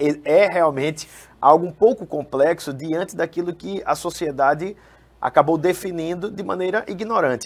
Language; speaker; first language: Portuguese; native; Portuguese